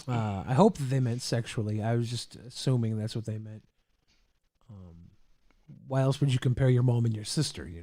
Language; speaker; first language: English; native; English